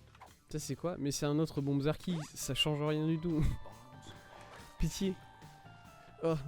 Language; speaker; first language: French; native; French